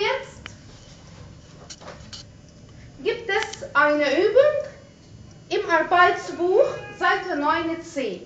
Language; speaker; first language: German; non-native, fluent; Arabic